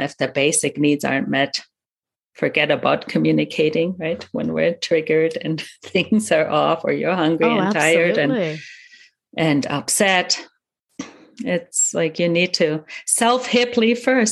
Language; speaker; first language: English; non-native, fluent; German